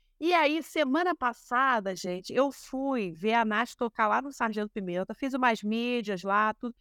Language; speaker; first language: Portuguese; native; Portuguese